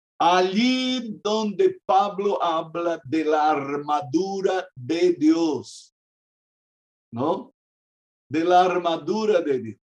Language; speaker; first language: Spanish; non-native, fluent; Portuguese